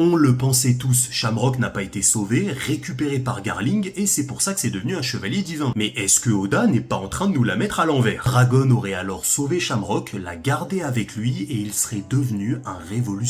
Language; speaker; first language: French; native; French